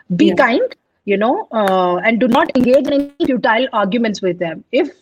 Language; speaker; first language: English; non-native, local second language; Punjabi